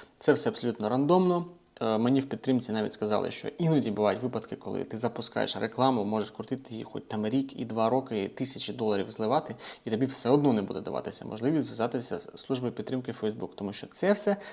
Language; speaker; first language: Ukrainian; non-native, local second language; Russian